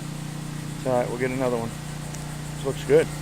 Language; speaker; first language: English; native; English